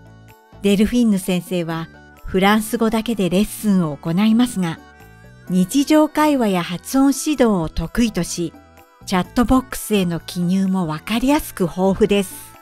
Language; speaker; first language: Japanese; native; Japanese